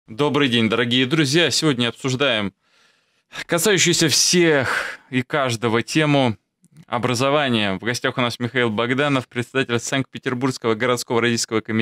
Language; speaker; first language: Russian; native; Russian